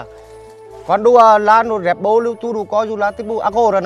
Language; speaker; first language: Portuguese; non-native, learner; Vietnamese